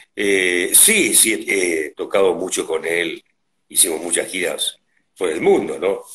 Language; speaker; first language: Spanish; native; Spanish